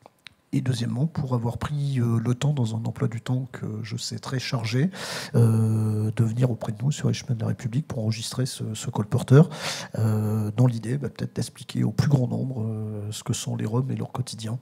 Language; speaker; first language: French; native; French